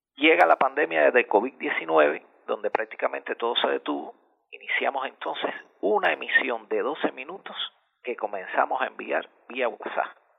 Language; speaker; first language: Spanish; native; Spanish